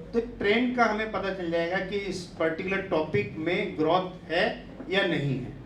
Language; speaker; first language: Hindi; native; Hindi